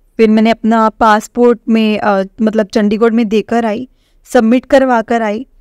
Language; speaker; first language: Hindi; non-native, local second language; Punjabi